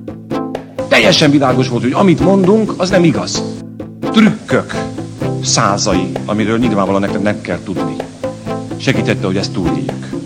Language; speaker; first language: Hungarian; native; Hungarian